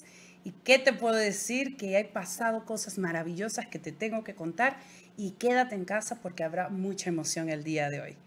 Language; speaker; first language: Spanish; native; Spanish